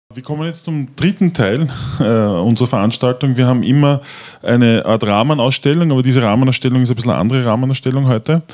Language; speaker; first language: German; native; German